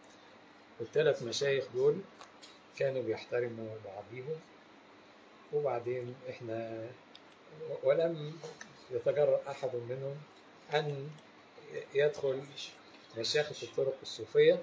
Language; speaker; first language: Arabic; native; Arabic